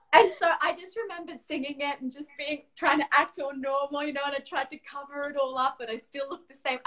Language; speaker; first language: English; native; English